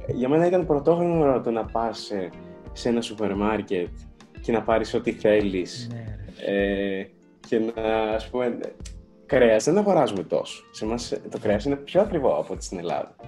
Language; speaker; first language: Greek; early bilingual, other home language; Ukrainian